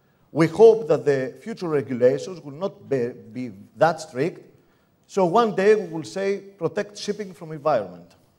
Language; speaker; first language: English; non-native, fluent; Greek